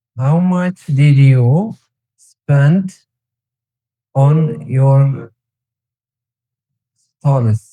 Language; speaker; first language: English; non-native, learner; Tigrinya